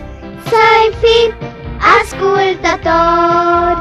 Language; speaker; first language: Romanian; early bilingual, heritage; Romanian